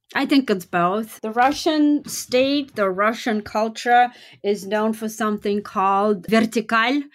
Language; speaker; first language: English; non-native, fluent; Russian